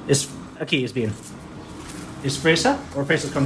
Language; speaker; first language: Spanish; non-native, learner; English